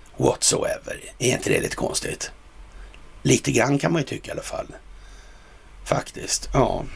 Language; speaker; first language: Swedish; native; Swedish